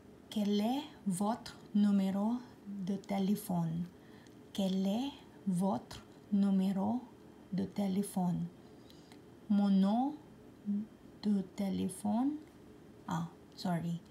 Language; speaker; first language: French; non-native, learner; Filipino